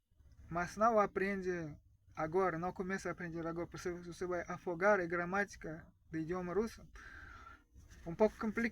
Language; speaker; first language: Portuguese; non-native, fluent; Russian